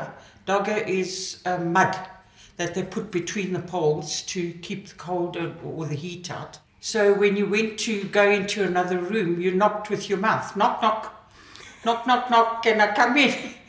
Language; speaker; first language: English; native; English